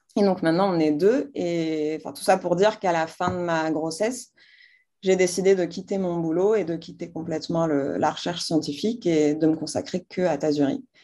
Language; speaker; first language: French; non-native, local second language; Arabic